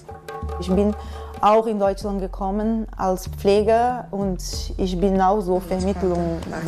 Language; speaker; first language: German; non-native, fluent; Portuguese